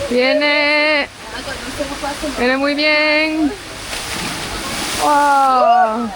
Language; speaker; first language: Spanish; non-native, fluent; Estonian